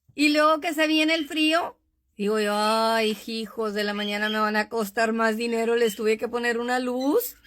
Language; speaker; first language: Spanish; early bilingual, heritage; Spanish